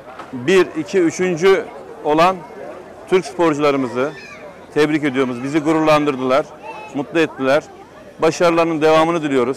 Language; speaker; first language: Turkish; native; Turkish